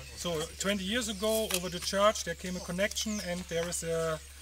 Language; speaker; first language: English; non-native, fluent; German